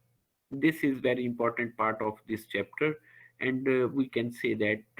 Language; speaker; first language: English; non-native, local second language; Urdu